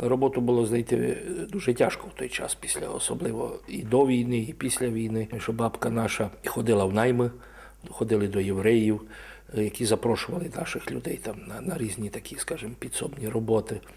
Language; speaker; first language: Ukrainian; native; Ukrainian